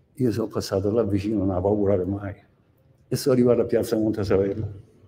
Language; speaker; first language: Italian; native; Italian